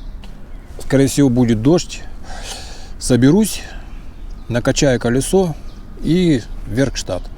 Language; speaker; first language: Russian; native; Russian